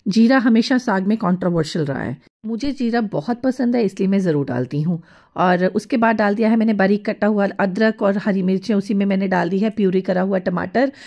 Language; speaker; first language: Hindi; non-native, local second language; Punjabi